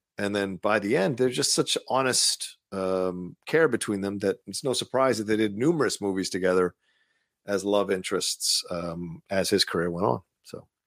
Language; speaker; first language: English; early bilingual, other home language; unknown